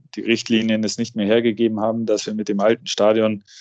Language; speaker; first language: German; native; German